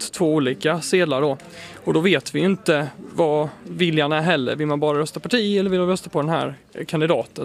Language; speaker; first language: Swedish; native; Swedish